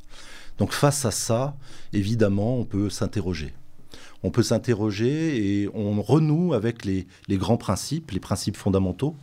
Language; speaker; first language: French; native; French